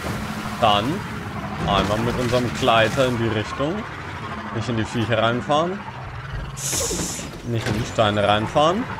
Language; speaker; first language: German; native; German